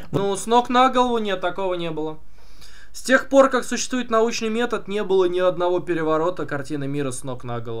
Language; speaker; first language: Russian; native; Russian